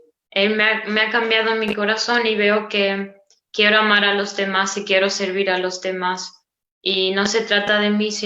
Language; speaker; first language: Spanish; non-native, learner; Romanian